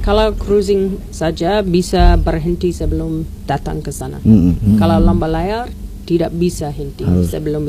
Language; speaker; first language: Indonesian; non-native, learner; English